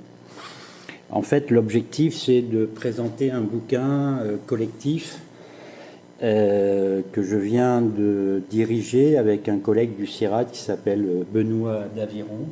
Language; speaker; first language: French; native; French